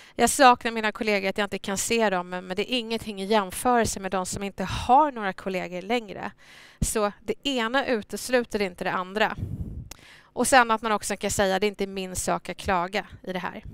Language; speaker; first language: Swedish; early bilingual, other home language; Thai